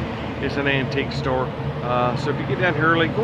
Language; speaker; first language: English; native; English